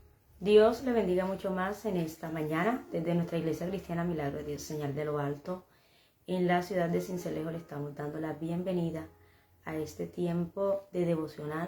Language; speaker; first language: Spanish; native; Spanish